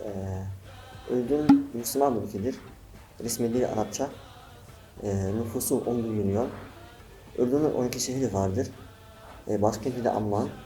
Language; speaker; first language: Turkish; non-native, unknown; Arabic